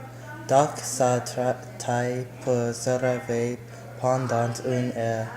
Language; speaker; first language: French; non-native, learner; English